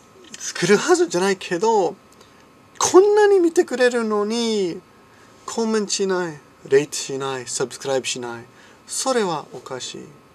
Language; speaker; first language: Japanese; non-native, fluent; English